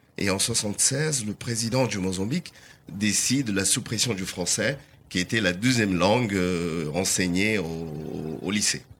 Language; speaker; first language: French; non-native, fluent; Portuguese